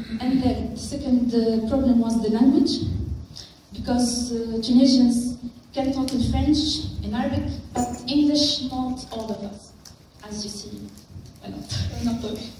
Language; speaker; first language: English; non-native, local second language; Arabic